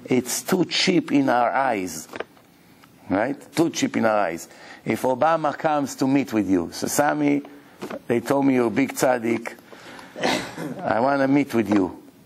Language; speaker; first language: English; non-native, fluent; Hebrew